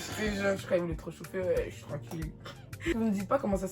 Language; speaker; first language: French; native; French